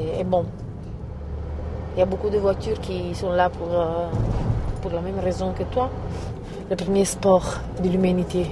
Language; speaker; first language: French; non-native, fluent; Italian